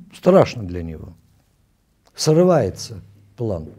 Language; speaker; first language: Russian; non-native, local second language; Armenian